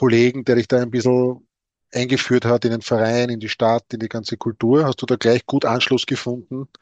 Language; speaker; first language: German; native; German